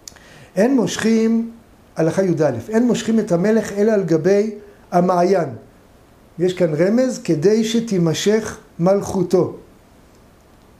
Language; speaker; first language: Hebrew; native; Hebrew